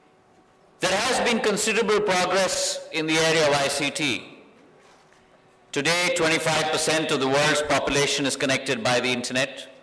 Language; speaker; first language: English; non-native, local second language; Hindi